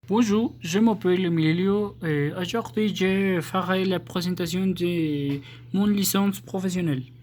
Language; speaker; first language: French; non-native, learner; Spanish